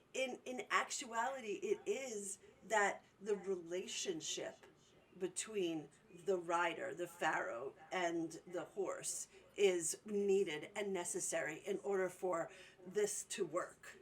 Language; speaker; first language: English; native; English